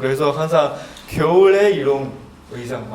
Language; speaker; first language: Korean; non-native, learner; Chinese